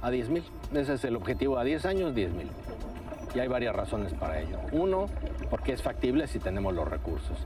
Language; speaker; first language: Spanish; native; Spanish